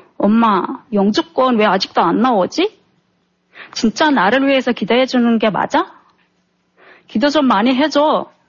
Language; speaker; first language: Korean; non-native, fluent; Turkmen